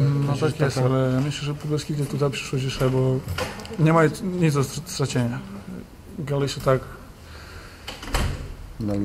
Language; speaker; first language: Polish; non-native, learner; Serbian